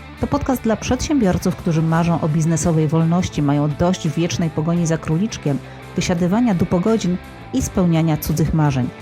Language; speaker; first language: Polish; native; Polish